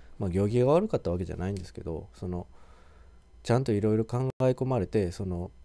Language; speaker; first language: Japanese; native; Japanese